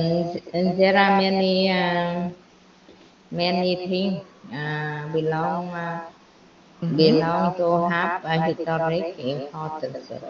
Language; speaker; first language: English; non-native, learner; Vietnamese